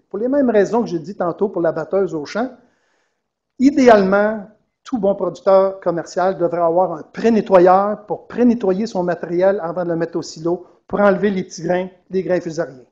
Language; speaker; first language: French; native; French